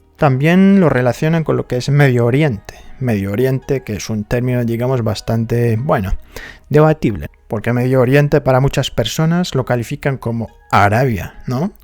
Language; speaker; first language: Spanish; non-native, fluent; Arabic